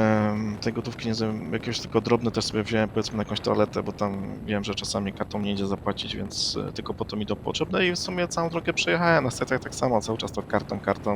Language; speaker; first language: Polish; native; Polish